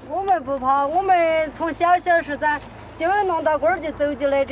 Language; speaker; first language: Chinese; native; Chinese